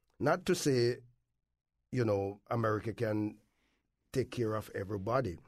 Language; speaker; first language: English; native; English